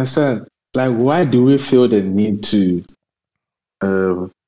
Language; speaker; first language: English; non-native, local second language; Akan